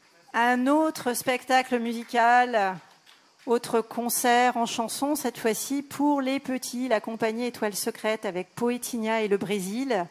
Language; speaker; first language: French; native; French